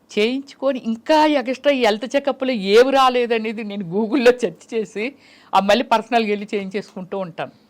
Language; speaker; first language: Telugu; native; Telugu